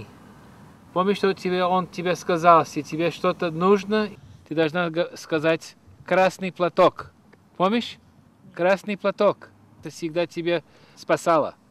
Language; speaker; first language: Russian; early bilingual, heritage; Russian